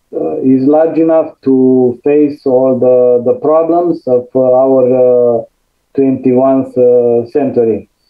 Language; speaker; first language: English; non-native, fluent; Romanian